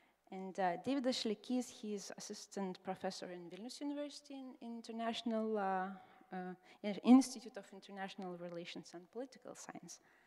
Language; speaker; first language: English; non-native, fluent; Lithuanian